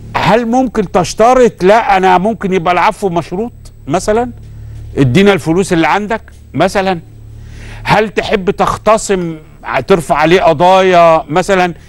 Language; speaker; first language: Egyptian Arabic; native; Egyptian Arabic